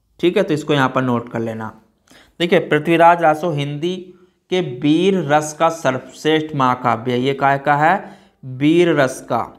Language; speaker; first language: Hindi; native; Hindi